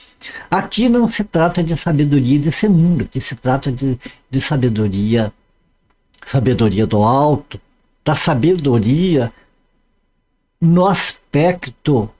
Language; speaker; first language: Portuguese; native; Portuguese